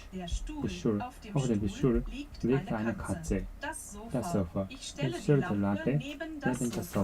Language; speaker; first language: German; non-native, learner; Japanese